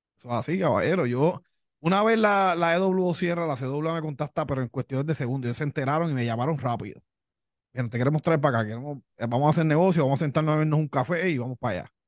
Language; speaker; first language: Spanish; native; Spanish